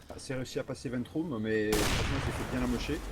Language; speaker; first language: French; native; French